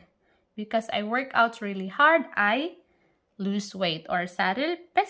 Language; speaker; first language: English; non-native, local second language; Filipino